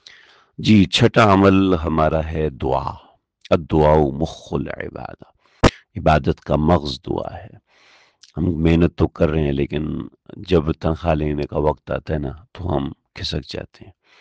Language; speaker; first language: Urdu; native; Urdu